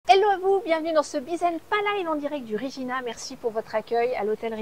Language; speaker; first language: French; native; French